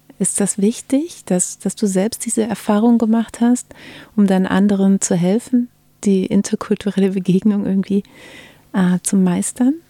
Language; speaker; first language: German; native; German